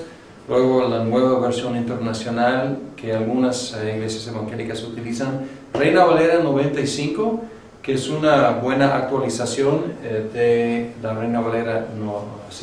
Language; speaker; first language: Spanish; non-native, fluent; English